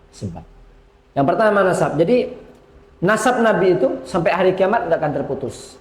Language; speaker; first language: Indonesian; non-native, local second language; Madurese